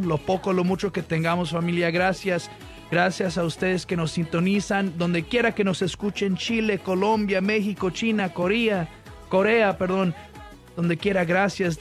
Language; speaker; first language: Spanish; early bilingual, heritage; Spanish